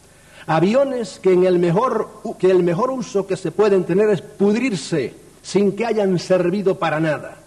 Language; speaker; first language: Spanish; native; Spanish